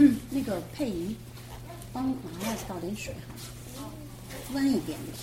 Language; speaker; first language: Chinese; native; Chinese